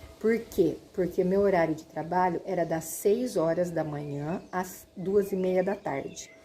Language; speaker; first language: Portuguese; native; Portuguese